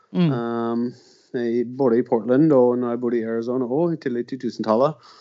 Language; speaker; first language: Norwegian; non-native, fluent; English